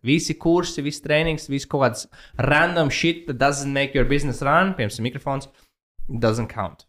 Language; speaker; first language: English; non-native, fluent; Latvian